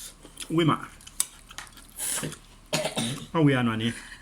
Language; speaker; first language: Norwegian; non-native, learner; S'gaw Karen